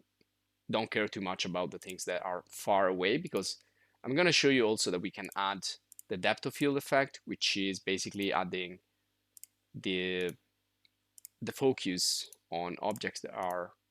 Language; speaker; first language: English; non-native, fluent; Italian